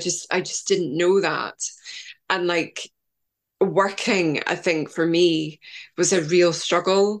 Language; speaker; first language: English; native; English